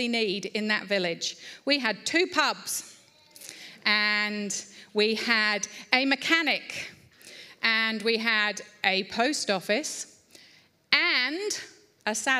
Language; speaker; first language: English; native; English